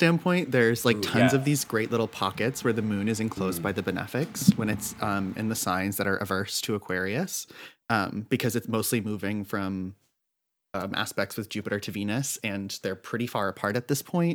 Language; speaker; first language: English; native; English